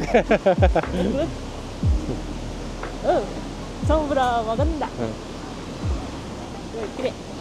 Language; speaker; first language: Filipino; non-native, learner; Japanese